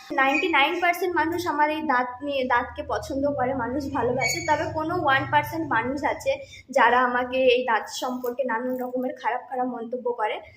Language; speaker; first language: Bangla; non-native, local second language; Santali